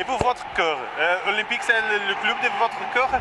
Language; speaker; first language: French; non-native, learner; Portuguese